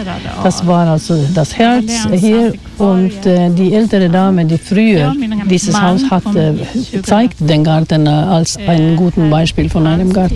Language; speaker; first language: German; non-native, learner; Swedish